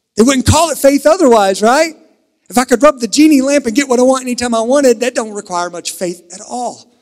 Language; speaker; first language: English; native; English